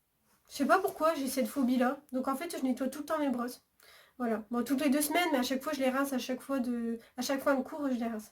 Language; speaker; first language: French; native; French